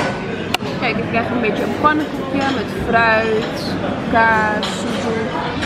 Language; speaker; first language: Dutch; native; Dutch